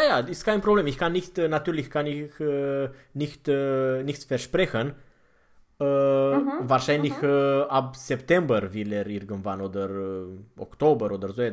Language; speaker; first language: German; non-native, fluent; Romanian